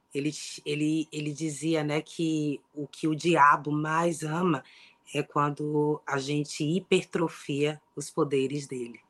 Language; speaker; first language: Portuguese; native; Portuguese